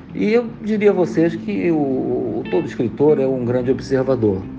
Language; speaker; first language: Portuguese; native; Portuguese